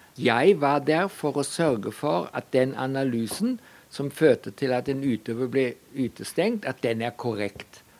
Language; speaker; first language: Norwegian; non-native, fluent; German